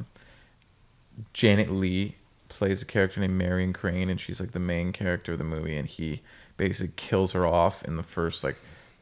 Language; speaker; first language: English; native; English